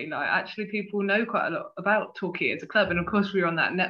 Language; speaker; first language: English; native; English